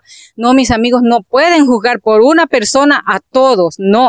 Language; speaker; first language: Spanish; native; Spanish